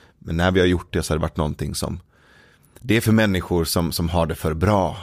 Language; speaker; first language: Swedish; early bilingual, other home language; Persian